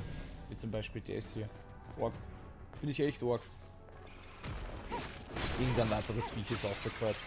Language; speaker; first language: German; native; German